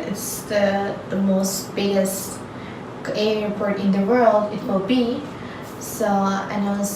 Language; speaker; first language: English; non-native, learner; Turkish